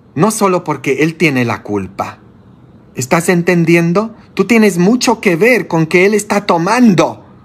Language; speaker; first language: Spanish; non-native, fluent; Polish